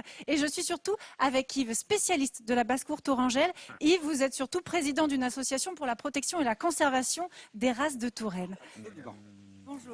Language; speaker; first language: French; native; French